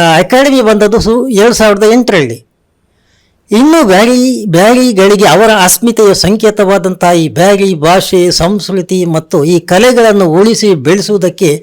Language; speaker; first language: Kannada; non-native, local second language; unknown